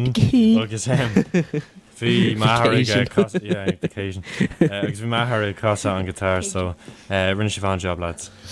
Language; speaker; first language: Irish; non-native, local second language; English